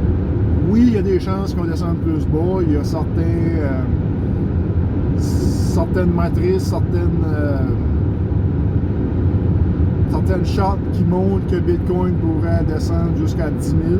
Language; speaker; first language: French; native; French